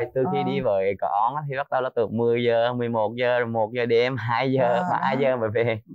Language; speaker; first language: Vietnamese; native; Vietnamese